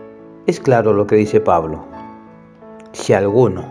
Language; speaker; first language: Spanish; native; Spanish